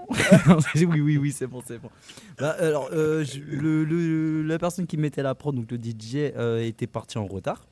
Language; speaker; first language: French; native; French